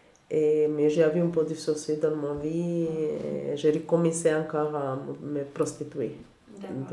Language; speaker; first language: French; non-native, learner; Albanian